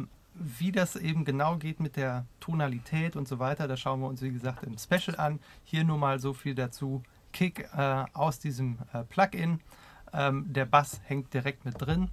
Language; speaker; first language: German; native; German